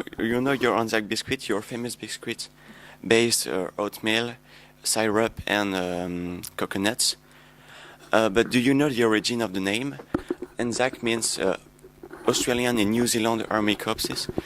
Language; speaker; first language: English; non-native, learner; French